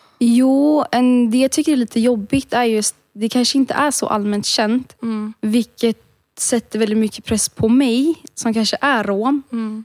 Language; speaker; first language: Swedish; early bilingual, other home language; Romany